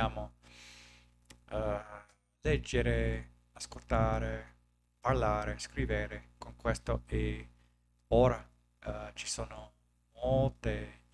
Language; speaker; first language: Italian; non-native, learner; English